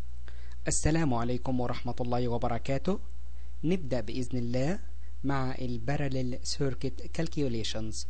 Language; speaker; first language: Arabic; native; Arabic